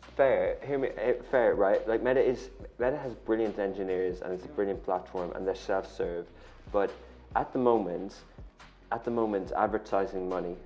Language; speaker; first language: English; native; English